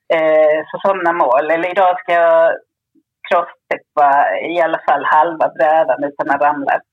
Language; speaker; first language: Swedish; early bilingual, other home language; Spanish